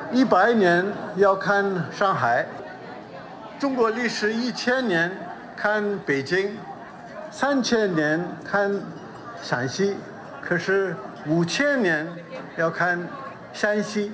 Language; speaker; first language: Chinese; non-native, fluent; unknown